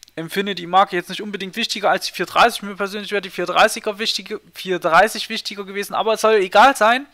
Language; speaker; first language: German; native; German